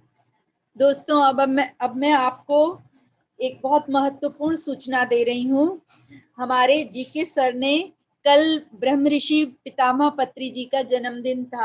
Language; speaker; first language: Hindi; native; Hindi